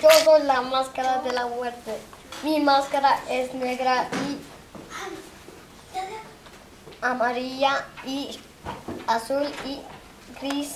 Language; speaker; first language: Spanish; non-native, learner; English